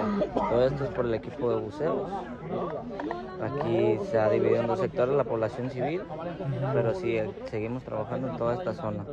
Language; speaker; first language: Spanish; native; Spanish